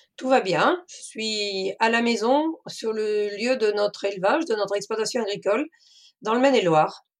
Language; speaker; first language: French; native; French